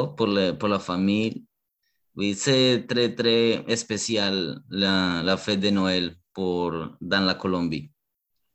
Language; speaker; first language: French; non-native, learner; Spanish